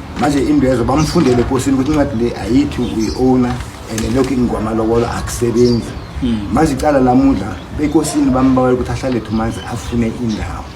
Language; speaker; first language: Zulu; non-native, local second language; South Ndebele